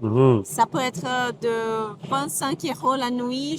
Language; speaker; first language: French; non-native, fluent; Portuguese